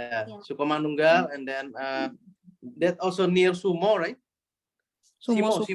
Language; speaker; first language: English; non-native, learner; Indonesian